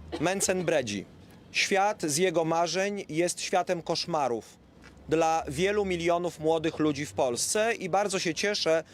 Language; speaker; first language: Polish; native; Polish